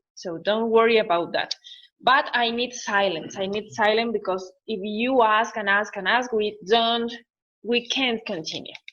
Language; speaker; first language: English; non-native, learner; Spanish